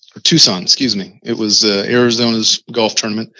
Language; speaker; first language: English; native; English